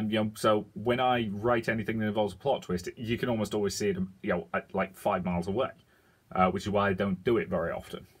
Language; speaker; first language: English; native; English